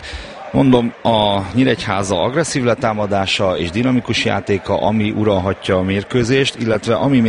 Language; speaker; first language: Hungarian; native; Hungarian